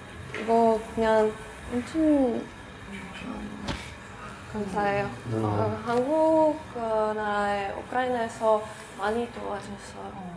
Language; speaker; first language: Korean; non-native, learner; Ukrainian